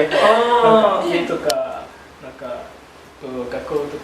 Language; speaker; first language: Japanese; non-native, learner; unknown